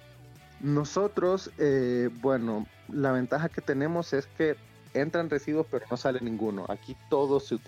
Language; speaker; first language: Spanish; native; Spanish